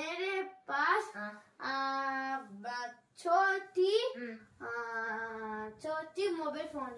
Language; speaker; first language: Hindi; non-native, learner; Tamil